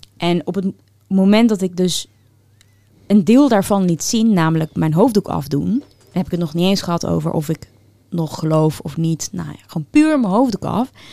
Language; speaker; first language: Dutch; early bilingual, other home language; Turkish